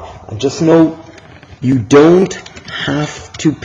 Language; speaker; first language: English; native; English